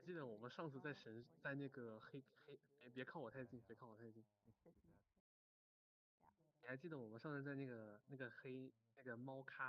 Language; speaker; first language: Chinese; non-native, fluent; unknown